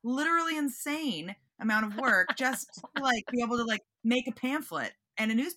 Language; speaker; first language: English; native; English